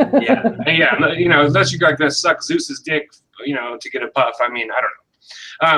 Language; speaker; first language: English; native; English